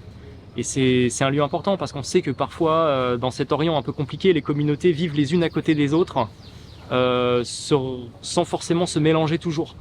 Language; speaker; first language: French; native; French